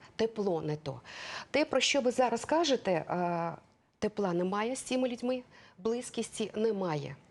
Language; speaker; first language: Ukrainian; non-native, local second language; Russian